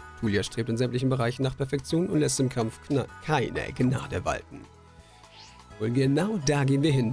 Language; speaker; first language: German; native; German